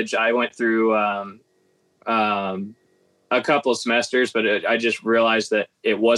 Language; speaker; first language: English; native; English